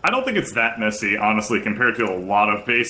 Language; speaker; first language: English; native; English